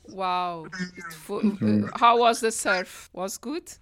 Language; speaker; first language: English; non-native, fluent; Portuguese